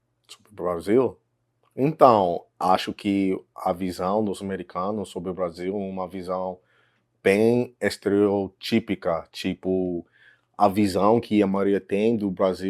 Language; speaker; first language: Portuguese; non-native, fluent; English